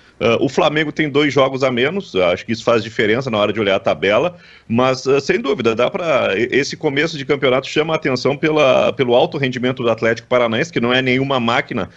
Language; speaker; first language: Portuguese; native; Portuguese